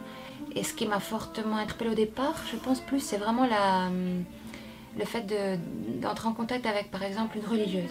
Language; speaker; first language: French; non-native, fluent; Korean